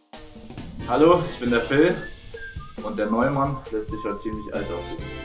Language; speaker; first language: German; native; German